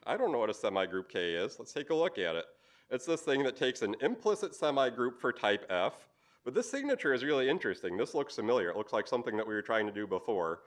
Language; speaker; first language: English; native; English